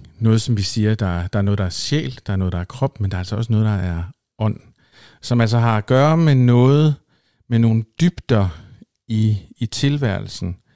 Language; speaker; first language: Danish; native; Danish